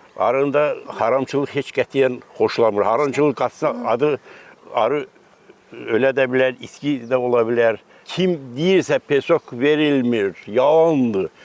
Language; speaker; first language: Azerbaijani; non-native, local second language; Avaric